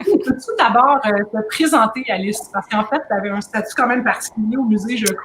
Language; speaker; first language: French; native; French